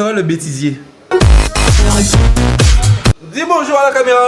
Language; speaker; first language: French; native; French